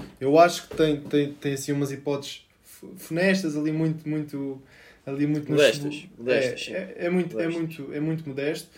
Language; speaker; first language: Portuguese; native; Portuguese